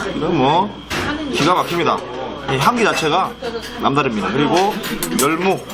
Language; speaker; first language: Korean; native; Korean